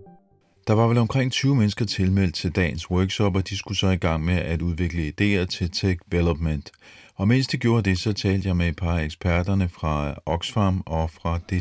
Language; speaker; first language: Danish; native; Danish